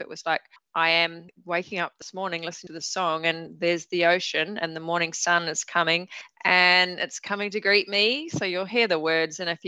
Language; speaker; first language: English; native; English